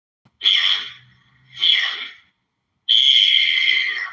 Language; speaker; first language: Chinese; non-native, learner; English